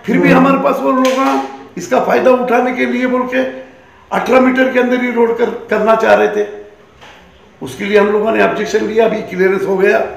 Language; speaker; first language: Hindi; non-native, local second language; Marathi